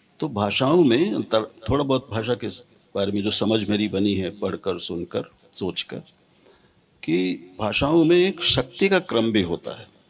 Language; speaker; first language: Hindi; native; Hindi